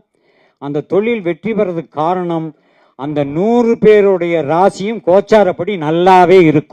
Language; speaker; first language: Tamil; native; Tamil